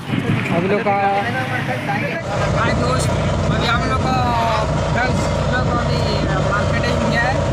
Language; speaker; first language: Hindi; non-native, local second language; Odia